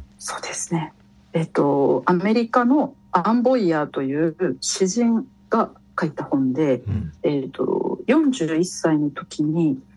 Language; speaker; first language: Japanese; native; Japanese